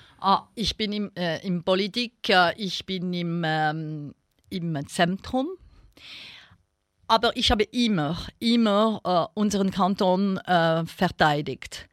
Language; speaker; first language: German; non-native, local second language; French